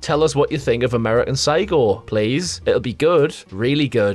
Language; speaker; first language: English; native; English